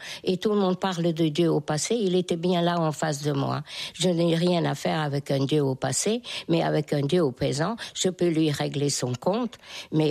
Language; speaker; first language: French; non-native, fluent; Hungarian